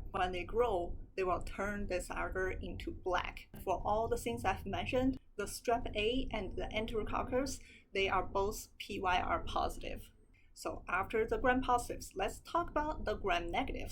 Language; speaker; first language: English; non-native, fluent; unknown